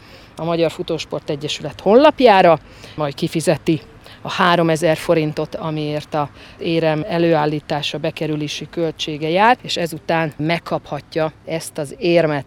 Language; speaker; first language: Hungarian; native; Hungarian